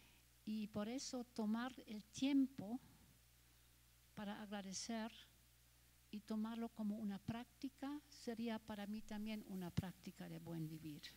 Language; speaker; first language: Spanish; non-native, fluent; German